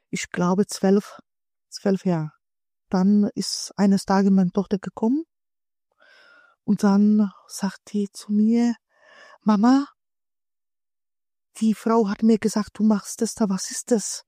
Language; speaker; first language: German; early bilingual, other home language; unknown